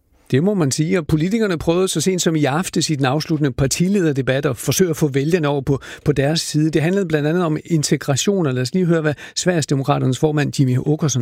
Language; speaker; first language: Danish; native; Danish